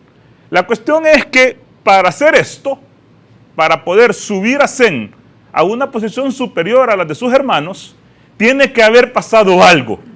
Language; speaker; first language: Spanish; native; Spanish